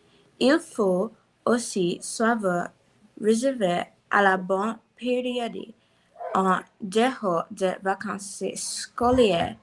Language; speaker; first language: French; non-native, learner; English